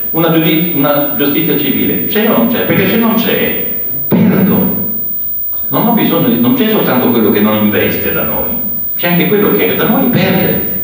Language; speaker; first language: Italian; native; Italian